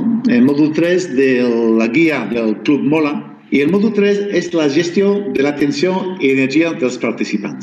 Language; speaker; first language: Catalan; non-native, fluent; Spanish